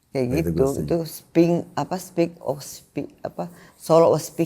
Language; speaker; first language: Indonesian; native; Indonesian